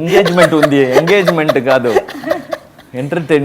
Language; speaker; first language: Telugu; non-native, learner; Tamil